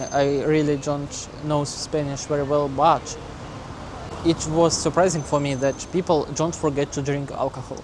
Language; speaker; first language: English; non-native, learner; Russian